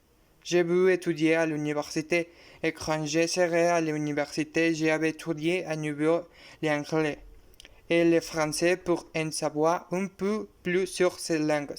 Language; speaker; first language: French; non-native, learner; Spanish